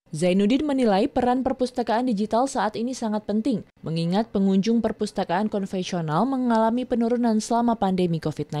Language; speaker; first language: Indonesian; native; Indonesian